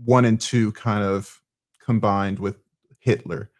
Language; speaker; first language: English; native; English